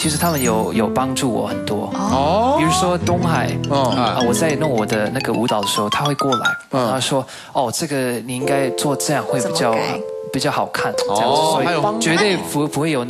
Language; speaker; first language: Chinese; early bilingual, heritage; Chinese